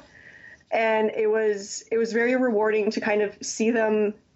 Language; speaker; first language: English; native; English